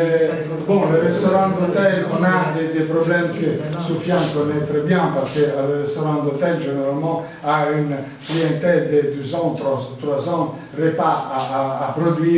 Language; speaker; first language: French; non-native, learner; Italian